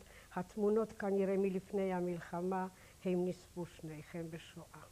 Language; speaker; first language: Hebrew; non-native, fluent; Polish